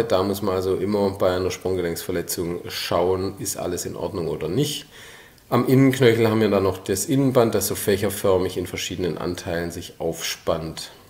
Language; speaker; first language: German; native; German